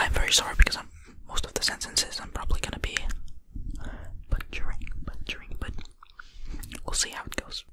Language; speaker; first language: English; non-native, fluent; Finnish